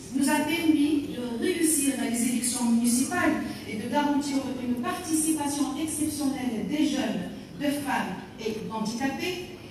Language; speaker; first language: French; non-native, local second language; Arabic